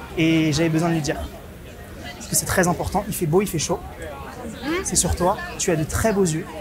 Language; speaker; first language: French; native; French